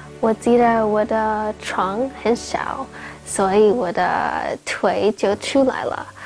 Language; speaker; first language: Chinese; non-native, learner; English